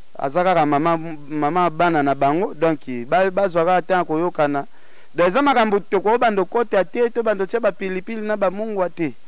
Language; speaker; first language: Lingala; native; Lingala